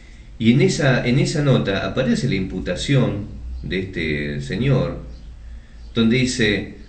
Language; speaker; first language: Spanish; native; Spanish